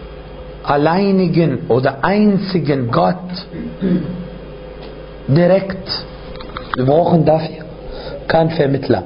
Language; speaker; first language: German; non-native, fluent; Arabic